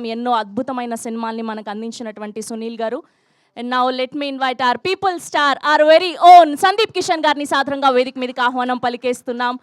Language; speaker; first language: Telugu; native; Telugu